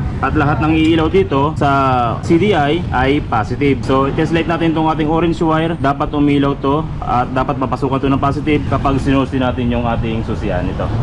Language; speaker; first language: Filipino; non-native, local second language; Pangasinan